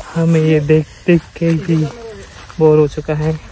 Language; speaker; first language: Hindi; non-native, local second language; Marathi